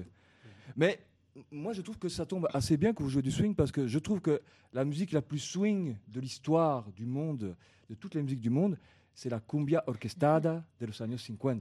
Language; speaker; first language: French; native; French